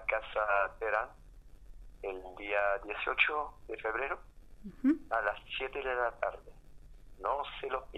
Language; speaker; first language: Spanish; non-native, fluent; French